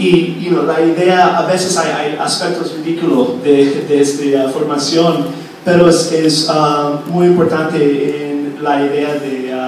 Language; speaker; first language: Spanish; non-native, fluent; English